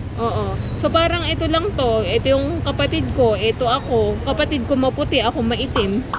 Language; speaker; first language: Filipino; native; Filipino